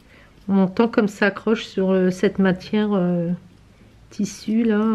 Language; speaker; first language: French; native; French